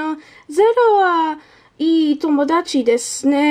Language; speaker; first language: Japanese; non-native, learner; English